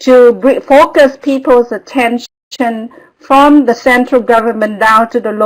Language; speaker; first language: English; non-native, fluent; Vietnamese